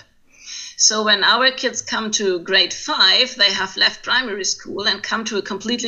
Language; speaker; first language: English; non-native, fluent; German